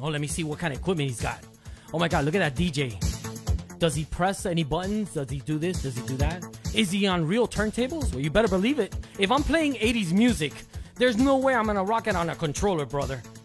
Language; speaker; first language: English; early bilingual, other home language; Spanish